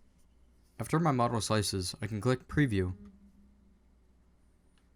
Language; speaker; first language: English; native; English